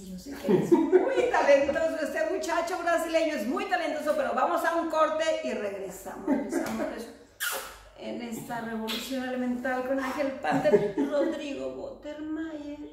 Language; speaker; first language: Spanish; native; Spanish